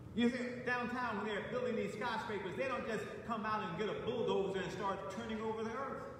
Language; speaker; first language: English; native; English